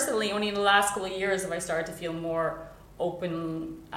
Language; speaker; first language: English; native; English